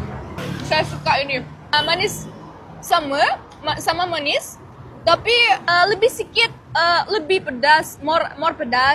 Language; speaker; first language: Indonesian; non-native, learner; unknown